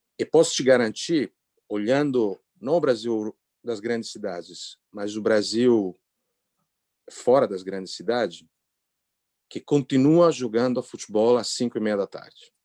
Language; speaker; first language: Portuguese; non-native, fluent; Italian